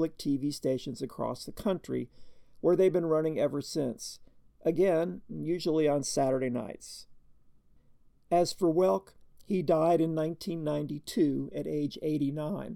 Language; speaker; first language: English; native; English